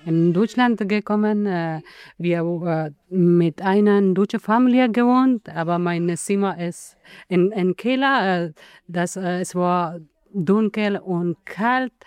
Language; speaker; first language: German; non-native, learner; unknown